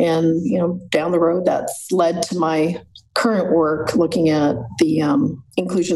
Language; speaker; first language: English; native; English